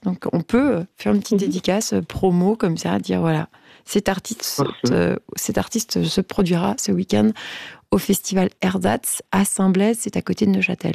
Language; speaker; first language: French; native; French